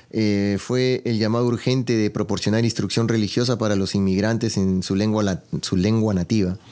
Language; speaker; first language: Spanish; native; Spanish